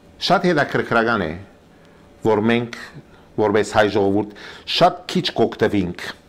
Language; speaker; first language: Armenian; early bilingual, heritage; Armenian